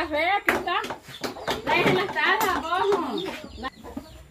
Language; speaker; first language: Spanish; native; Spanish